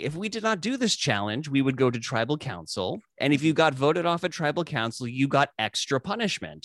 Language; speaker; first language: English; native; English